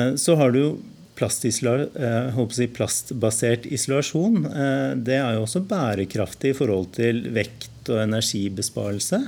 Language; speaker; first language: Norwegian; native; Norwegian